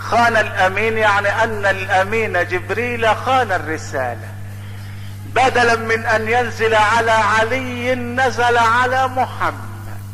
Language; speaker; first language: Arabic; native; Arabic